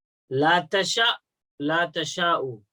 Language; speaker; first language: Arabic; non-native, fluent; Urdu